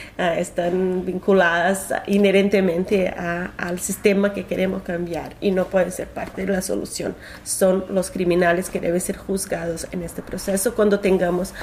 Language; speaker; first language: Spanish; non-native, fluent; Portuguese